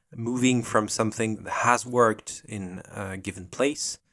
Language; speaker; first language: English; non-native, fluent; French